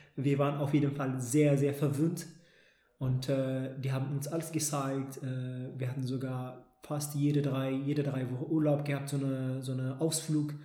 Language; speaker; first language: German; non-native, fluent; Amharic